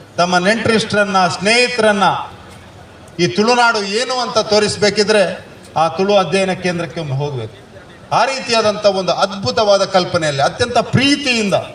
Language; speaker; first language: Kannada; non-native, local second language; Tulu